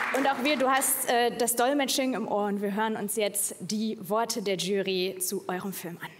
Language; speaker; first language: German; native; German